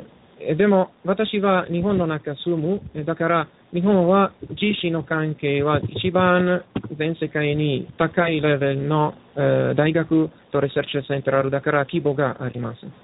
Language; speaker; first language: Japanese; non-native, learner; Italian